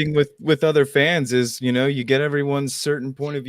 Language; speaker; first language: English; native; English